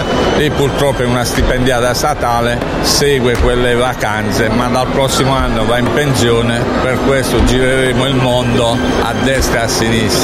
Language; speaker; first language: Italian; native; Italian